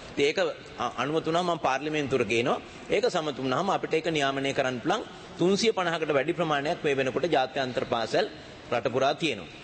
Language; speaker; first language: Sinhala; native; Sinhala